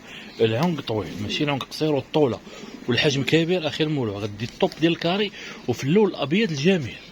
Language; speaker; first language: Arabic; native; Arabic